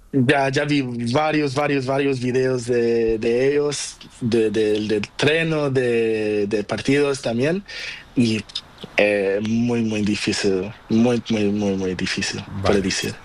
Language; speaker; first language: Spanish; non-native, learner; Portuguese